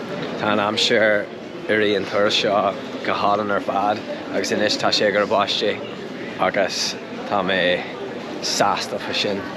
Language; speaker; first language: Irish; non-native, local second language; English